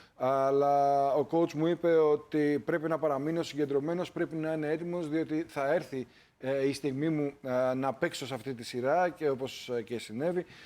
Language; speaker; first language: Greek; native; Greek